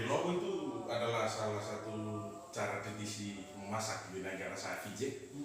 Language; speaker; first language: Indonesian; non-native, fluent; Fijian